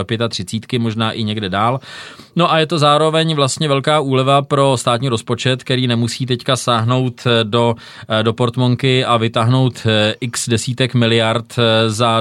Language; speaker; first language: Czech; native; Czech